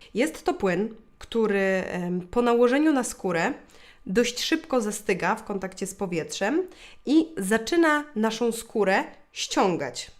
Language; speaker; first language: Polish; native; Polish